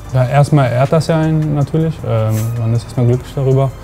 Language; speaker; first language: German; native; German